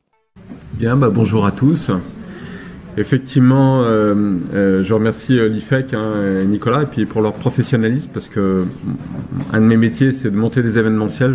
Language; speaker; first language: French; native; French